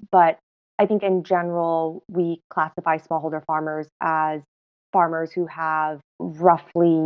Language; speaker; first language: English; non-native, local second language; Cantonese